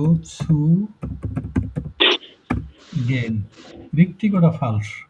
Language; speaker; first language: German; non-native, fluent; Bangla